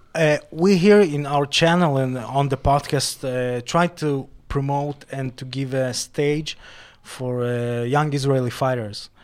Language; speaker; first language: English; non-native, fluent; Hebrew